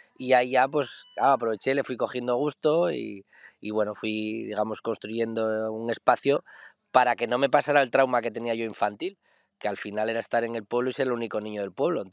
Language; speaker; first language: Spanish; native; Spanish